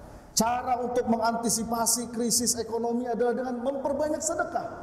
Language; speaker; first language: Indonesian; native; Indonesian